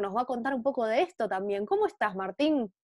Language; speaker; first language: Spanish; native; Spanish